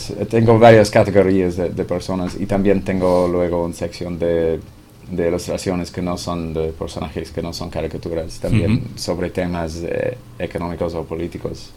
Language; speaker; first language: Spanish; non-native, fluent; English